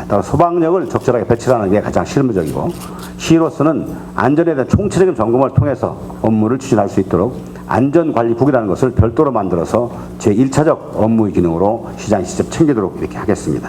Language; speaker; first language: Korean; native; Korean